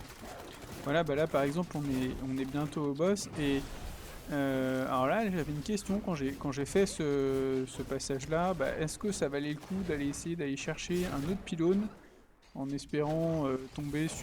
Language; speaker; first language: French; native; French